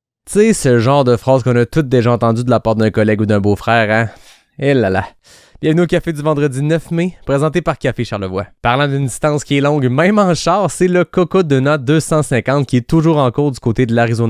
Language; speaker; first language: French; native; French